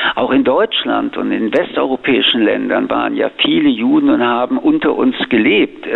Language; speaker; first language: German; early bilingual, other home language; French